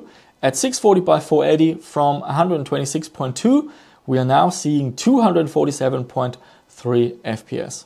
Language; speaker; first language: English; non-native, fluent; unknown